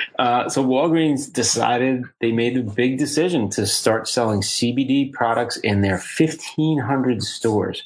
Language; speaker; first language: English; native; English